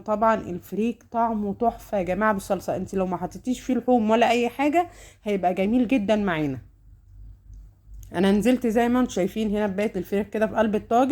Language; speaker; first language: Arabic; native; Arabic